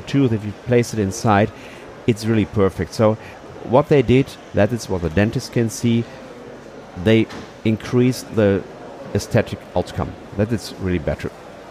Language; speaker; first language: English; non-native, fluent; German